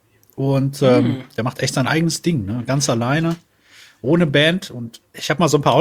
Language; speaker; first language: German; native; German